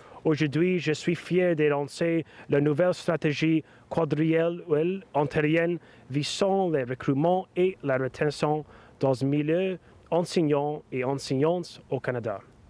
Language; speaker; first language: French; non-native, learner; English